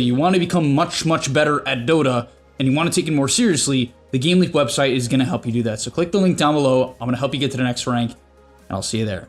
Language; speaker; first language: English; native; English